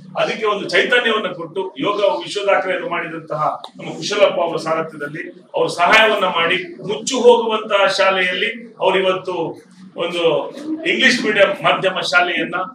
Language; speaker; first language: Kannada; native; Kannada